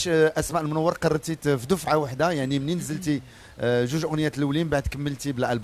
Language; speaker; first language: Arabic; native; Arabic